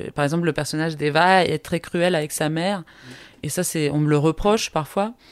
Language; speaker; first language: French; early bilingual, heritage; Spanish